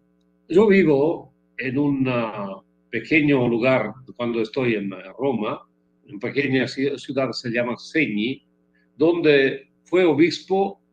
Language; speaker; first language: Spanish; non-native, fluent; Italian